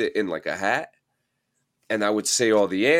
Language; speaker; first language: English; native; English